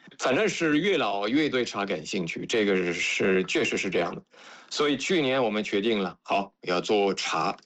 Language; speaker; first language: Chinese; non-native, fluent; French